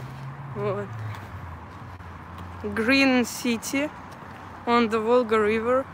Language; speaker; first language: English; non-native, learner; Russian